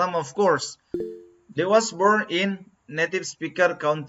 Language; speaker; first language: English; non-native, learner; Indonesian